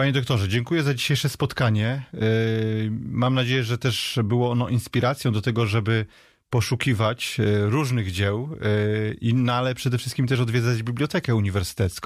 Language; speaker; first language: Polish; native; Polish